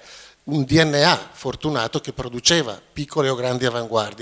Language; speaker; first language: Italian; native; Italian